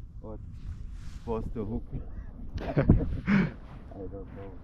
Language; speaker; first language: English; non-native, learner; German